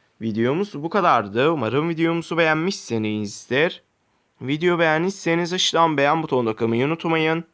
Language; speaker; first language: Turkish; native; Turkish